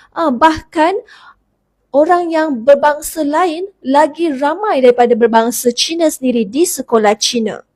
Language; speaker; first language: Malay; native; Malay